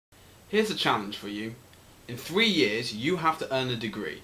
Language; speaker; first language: English; native; English